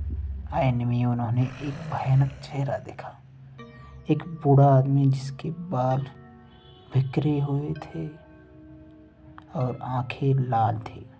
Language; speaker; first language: Hindi; native; Hindi